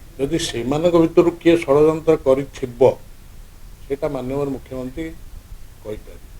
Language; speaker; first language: Odia; native; Odia